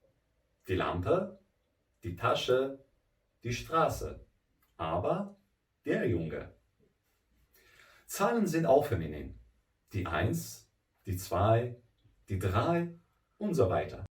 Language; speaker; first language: German; non-native, fluent; Persian